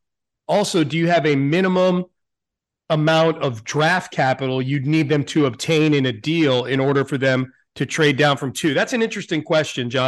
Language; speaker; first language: English; native; English